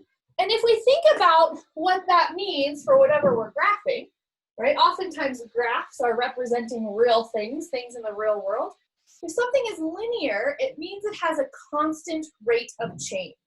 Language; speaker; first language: English; native; English